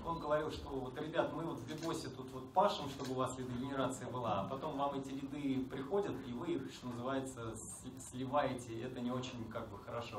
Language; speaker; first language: Russian; native; Russian